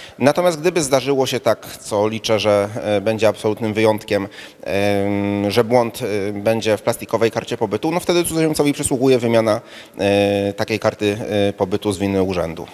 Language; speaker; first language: Polish; native; Polish